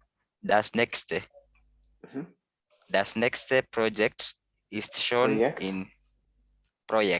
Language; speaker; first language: German; non-native, learner; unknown